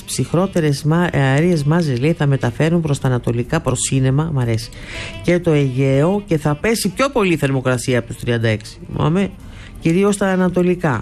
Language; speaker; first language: Greek; native; Greek